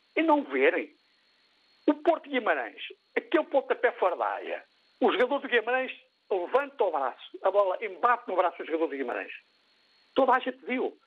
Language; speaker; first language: Portuguese; native; Portuguese